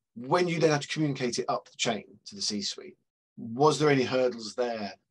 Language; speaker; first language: English; native; English